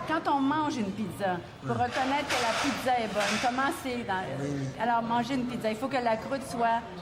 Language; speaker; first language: French; native; French